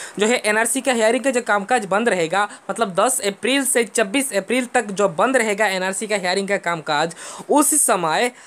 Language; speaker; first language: Hindi; non-native, local second language; Bangla